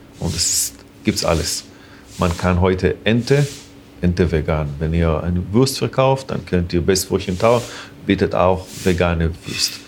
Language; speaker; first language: German; non-native, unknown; Hebrew